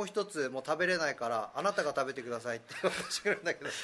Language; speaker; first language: Japanese; native; Japanese